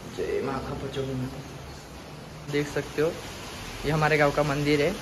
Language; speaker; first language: Hindi; non-native, local second language; Gujarati